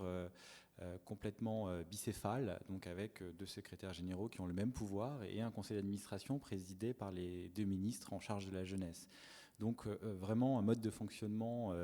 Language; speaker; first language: French; native; French